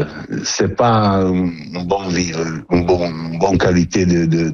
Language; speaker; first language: French; non-native, learner; Italian